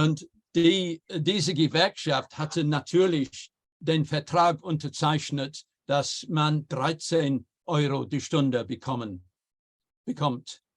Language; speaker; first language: German; non-native, fluent; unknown